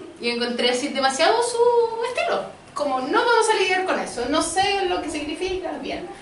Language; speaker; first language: Spanish; early bilingual, other home language; Portuguese